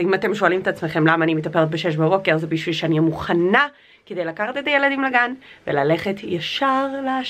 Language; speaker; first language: Hebrew; native; Hebrew